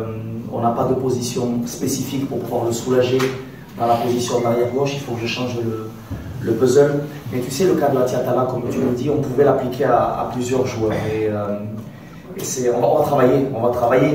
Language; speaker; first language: French; native; French